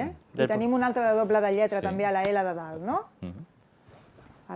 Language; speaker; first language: Catalan; native; Catalan